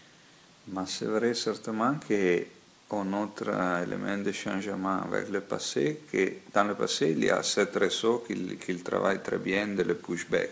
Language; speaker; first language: French; non-native, fluent; Italian